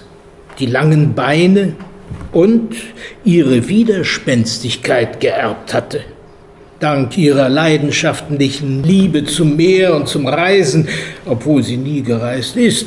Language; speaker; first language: German; native; German